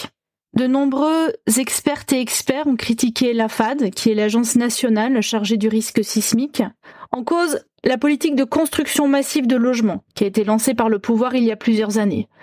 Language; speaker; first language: French; native; French